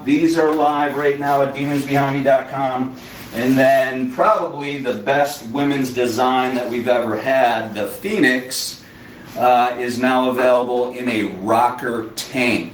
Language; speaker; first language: English; native; English